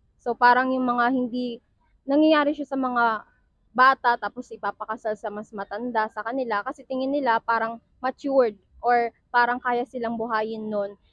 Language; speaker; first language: Filipino; native; Filipino